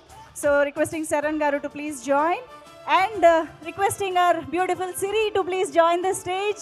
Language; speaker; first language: Telugu; native; Telugu